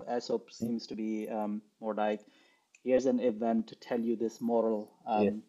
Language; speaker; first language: English; non-native, local second language; Urdu